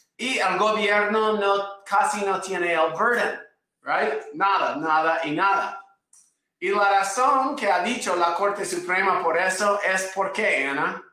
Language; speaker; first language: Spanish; non-native, fluent; English